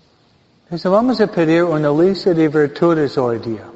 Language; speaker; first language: Spanish; non-native, fluent; English